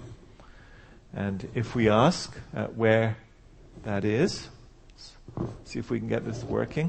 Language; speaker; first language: English; native; English